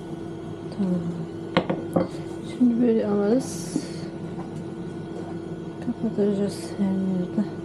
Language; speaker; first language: Turkish; non-native, learner; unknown